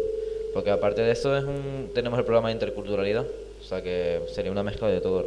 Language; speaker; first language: Spanish; native; Spanish